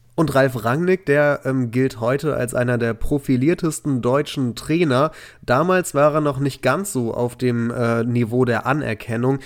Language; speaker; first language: German; native; German